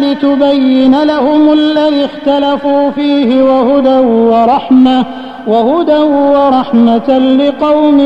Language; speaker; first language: Arabic; native; Arabic